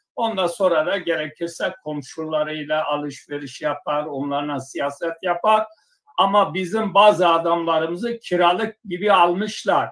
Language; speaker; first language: Turkish; non-native, local second language; Zaza